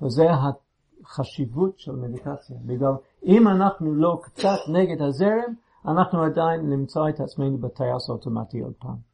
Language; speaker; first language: Hebrew; non-native, fluent; English